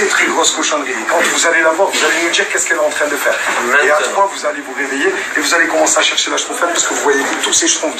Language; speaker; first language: French; native; French